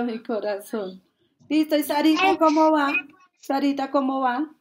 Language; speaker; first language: Spanish; native; Spanish